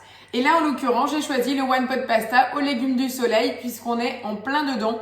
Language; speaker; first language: French; native; French